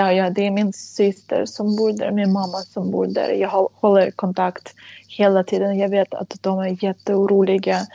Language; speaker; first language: Swedish; non-native, fluent; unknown